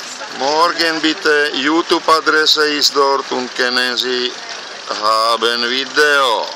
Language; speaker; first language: German; non-native, learner; Slovak